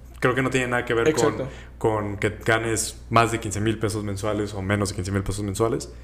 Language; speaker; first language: Spanish; native; Spanish